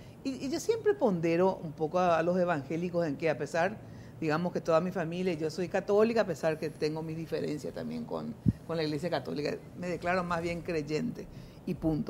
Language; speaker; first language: Spanish; native; Spanish